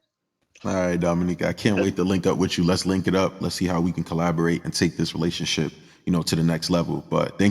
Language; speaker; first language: English; native; English